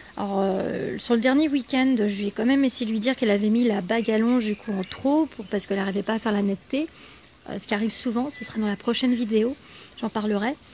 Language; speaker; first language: French; native; French